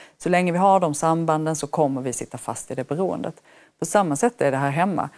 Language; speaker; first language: Swedish; native; Swedish